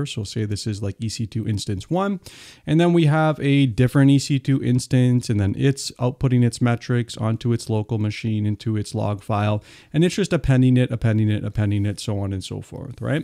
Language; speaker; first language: English; native; English